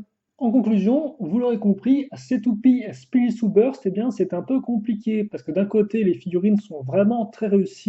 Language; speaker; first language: French; native; French